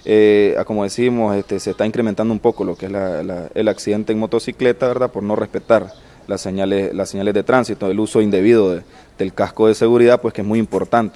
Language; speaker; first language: Spanish; native; Spanish